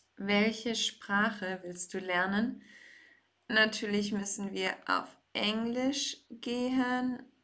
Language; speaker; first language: German; native; German